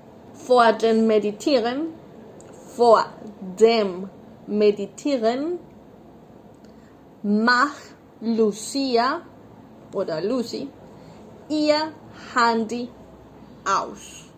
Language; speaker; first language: German; non-native, fluent; Spanish